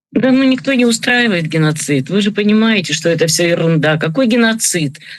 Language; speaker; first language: Russian; native; Russian